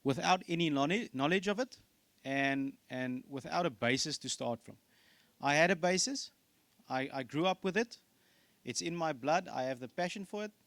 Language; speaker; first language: English; non-native, local second language; Afrikaans